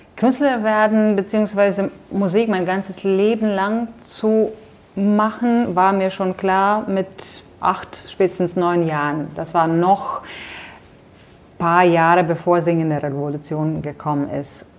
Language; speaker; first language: German; non-native, fluent; Latvian